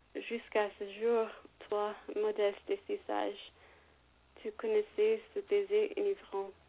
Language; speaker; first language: French; non-native, fluent; English